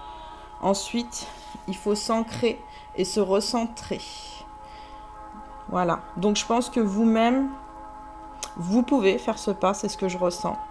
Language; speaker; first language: French; native; French